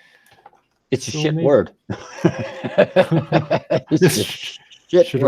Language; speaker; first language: English; native; English